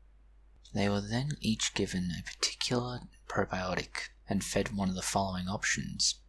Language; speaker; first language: English; native; English